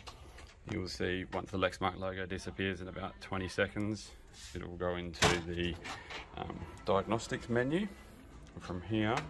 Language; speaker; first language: English; native; English